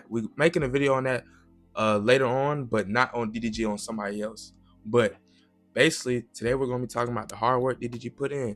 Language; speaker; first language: English; native; English